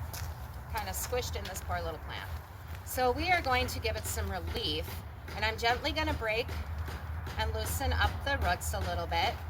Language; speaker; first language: English; native; English